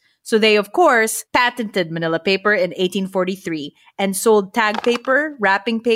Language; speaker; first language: English; non-native, local second language; Filipino